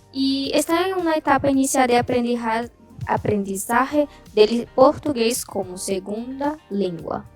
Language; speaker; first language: Spanish; non-native, learner; Portuguese